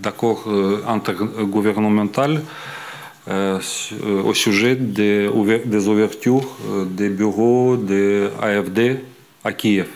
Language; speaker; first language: French; non-native, fluent; Ukrainian